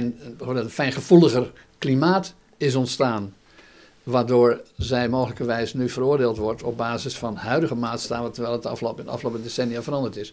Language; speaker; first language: Dutch; native; Dutch